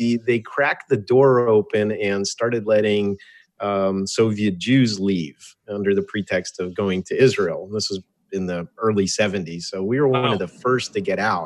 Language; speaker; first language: English; early bilingual, other home language; Russian